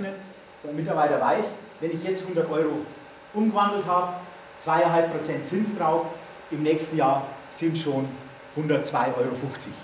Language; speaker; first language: German; native; German